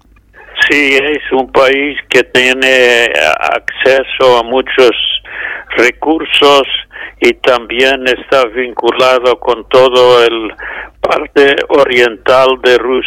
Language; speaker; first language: Spanish; non-native, fluent; English